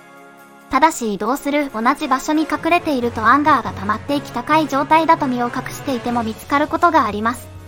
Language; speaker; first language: Japanese; native; Japanese